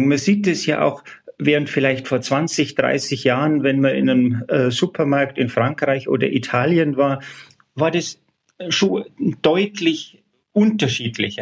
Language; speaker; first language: German; native; German